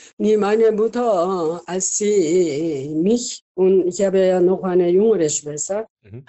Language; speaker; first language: German; non-native, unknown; Korean